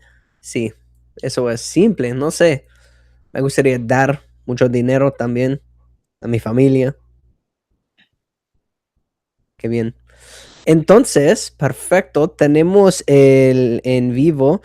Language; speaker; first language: Spanish; non-native, fluent; English